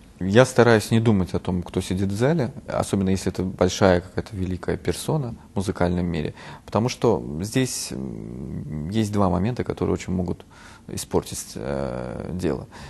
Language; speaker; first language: Russian; native; Russian